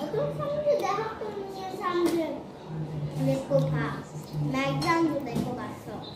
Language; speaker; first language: Korean; early bilingual, heritage; Korean